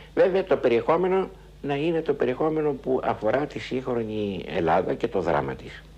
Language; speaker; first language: Greek; native; Greek